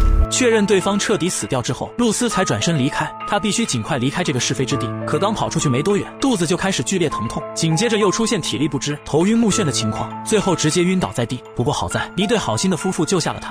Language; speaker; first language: Chinese; native; Chinese